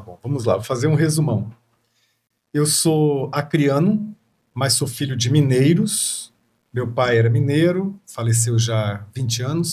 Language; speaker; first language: Portuguese; native; Portuguese